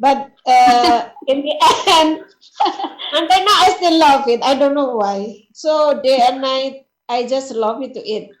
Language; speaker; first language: English; non-native, learner; Indonesian